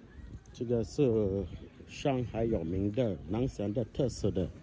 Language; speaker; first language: Chinese; non-native, learner; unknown